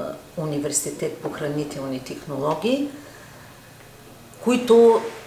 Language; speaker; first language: Bulgarian; native; Bulgarian